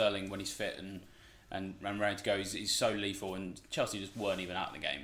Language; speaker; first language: English; native; English